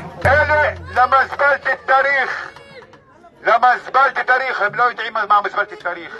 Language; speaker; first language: Hebrew; non-native, local second language; Arabic